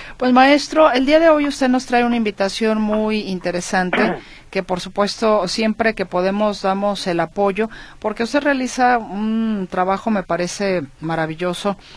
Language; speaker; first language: Spanish; native; Spanish